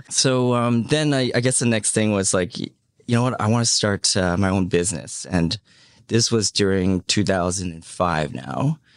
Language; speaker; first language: English; early bilingual, other home language; Cantonese